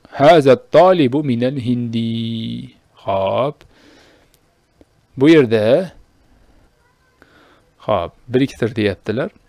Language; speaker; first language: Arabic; non-native, fluent; Uzbek